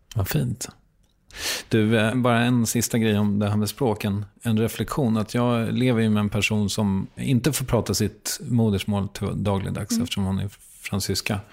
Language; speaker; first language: Swedish; native; Swedish